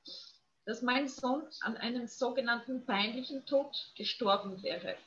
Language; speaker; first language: German; non-native, fluent; Polish